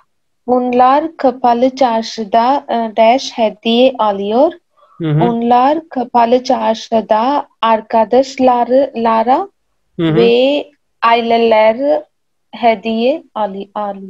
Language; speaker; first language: Turkish; non-native, learner; Urdu